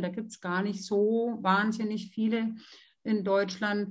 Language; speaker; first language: German; native; German